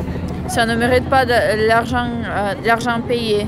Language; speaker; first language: French; non-native, fluent; Russian